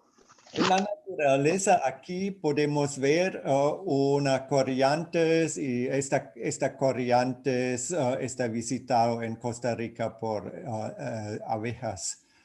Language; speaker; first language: Spanish; non-native, fluent; German